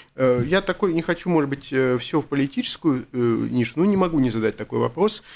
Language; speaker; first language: Russian; native; Russian